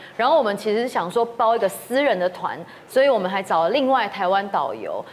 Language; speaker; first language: Chinese; native; Chinese